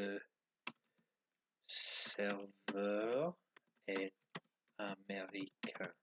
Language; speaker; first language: French; non-native, learner; English